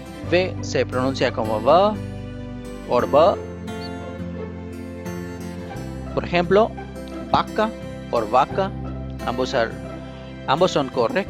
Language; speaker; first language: Spanish; non-native, fluent; Bangla